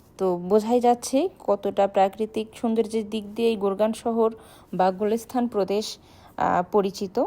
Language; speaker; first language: Bangla; native; Bangla